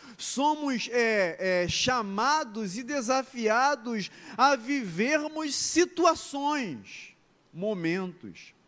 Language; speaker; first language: Portuguese; native; Portuguese